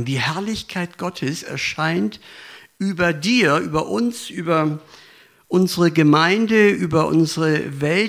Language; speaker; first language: German; native; German